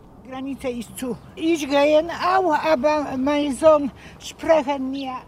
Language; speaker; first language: German; non-native, learner; Polish